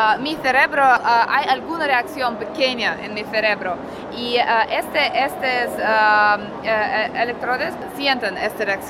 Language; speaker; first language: Spanish; non-native, learner; Russian